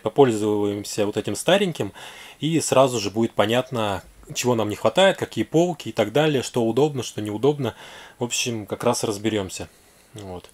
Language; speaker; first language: Russian; native; Russian